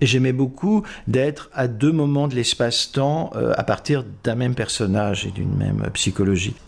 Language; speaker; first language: French; native; French